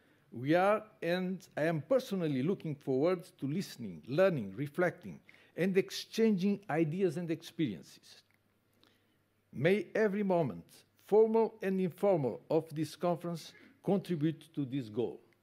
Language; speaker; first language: English; non-native, fluent; Portuguese